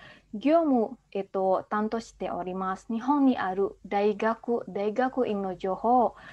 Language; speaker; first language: Japanese; non-native, fluent; Indonesian